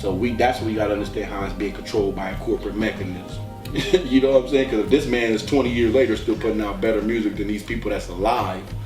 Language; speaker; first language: English; native; English